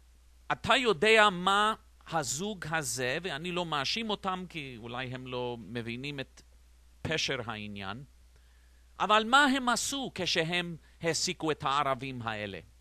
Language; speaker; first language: Hebrew; non-native, fluent; English